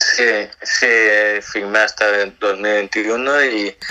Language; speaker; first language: Spanish; non-native, fluent; Nigerian Pidgin